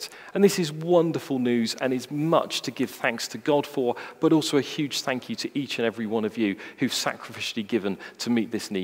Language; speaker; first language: English; native; English